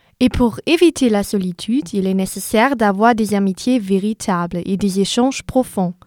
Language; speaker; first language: French; non-native, fluent; German